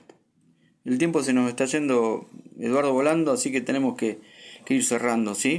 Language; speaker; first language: Spanish; native; Spanish